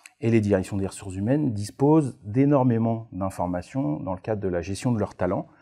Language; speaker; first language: French; native; French